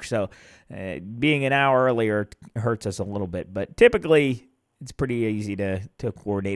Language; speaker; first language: English; native; English